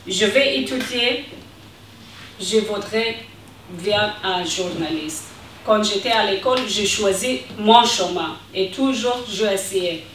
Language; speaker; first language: French; non-native, learner; Persian